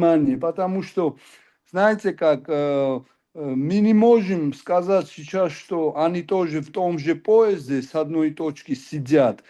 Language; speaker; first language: Russian; non-native, local second language; Georgian